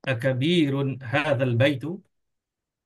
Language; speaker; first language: Arabic; non-native, learner; Indonesian